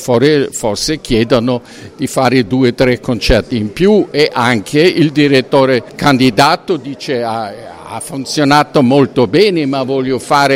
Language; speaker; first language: Italian; non-native, fluent; German